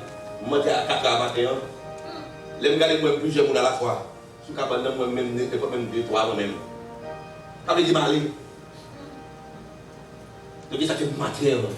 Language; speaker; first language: French; non-native, local second language; Haitian Creole